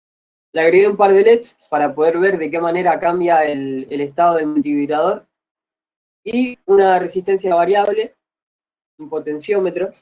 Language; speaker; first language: Spanish; native; Spanish